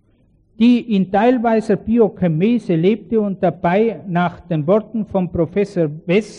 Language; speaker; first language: German; native; German